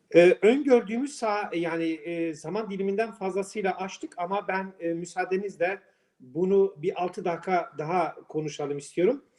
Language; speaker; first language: Turkish; non-native, local second language; Kurdish